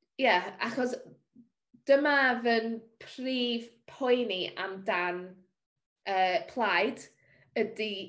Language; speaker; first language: Welsh; non-native, learner; English